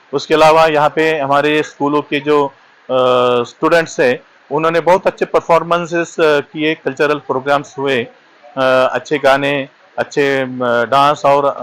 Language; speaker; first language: Hindi; non-native, local second language; Marathi